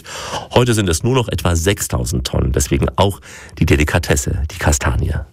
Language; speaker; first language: German; native; German